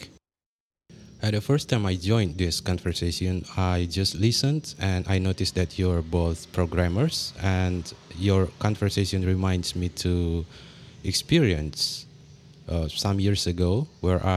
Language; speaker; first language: English; non-native, fluent; Indonesian